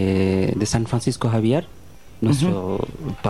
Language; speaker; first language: Spanish; non-native, learner; Bangla